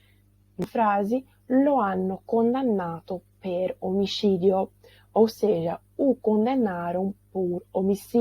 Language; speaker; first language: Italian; non-native, fluent; Portuguese